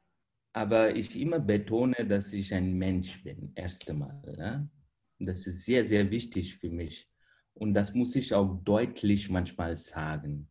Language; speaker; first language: German; non-native, fluent; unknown